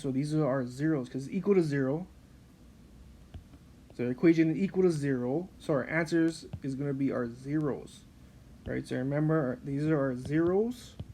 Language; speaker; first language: English; native; English